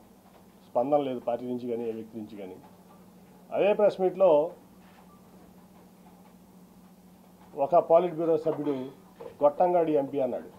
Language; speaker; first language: Telugu; native; Telugu